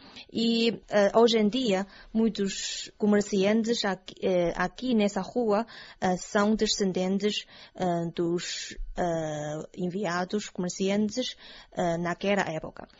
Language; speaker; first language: Portuguese; non-native, learner; Chinese